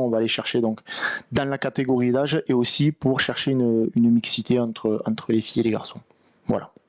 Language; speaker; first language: French; native; French